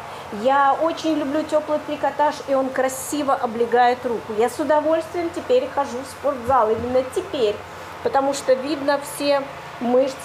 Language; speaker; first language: Russian; native; Russian